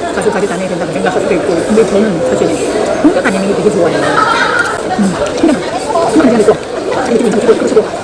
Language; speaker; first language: Korean; early bilingual, heritage; Korean